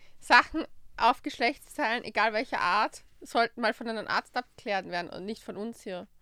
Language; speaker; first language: German; early bilingual, other home language; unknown